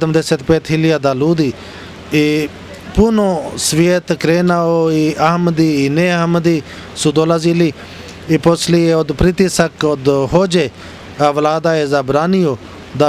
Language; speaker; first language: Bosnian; non-native, learner; Urdu